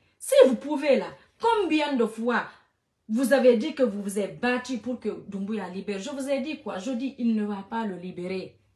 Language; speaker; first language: French; non-native, local second language; Fula